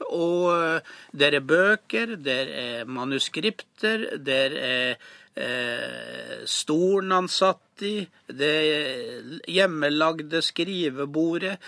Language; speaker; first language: Norwegian; native; Norwegian